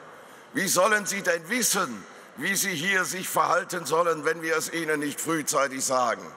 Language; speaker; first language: German; native; German